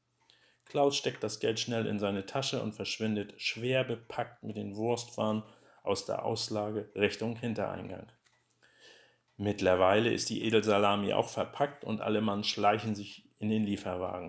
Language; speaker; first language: German; native; German